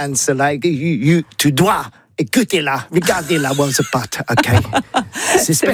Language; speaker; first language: French; non-native, learner; English